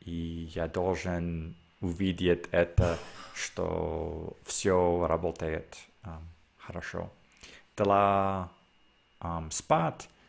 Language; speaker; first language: Russian; non-native, learner; Spanish